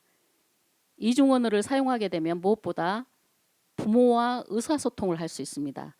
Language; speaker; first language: Korean; native; Korean